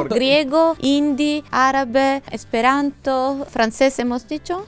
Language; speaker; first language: Spanish; non-native, fluent; Italian